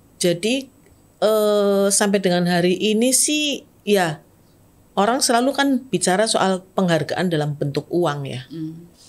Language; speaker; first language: Indonesian; native; Indonesian